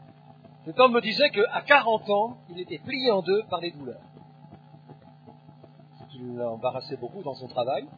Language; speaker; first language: French; native; French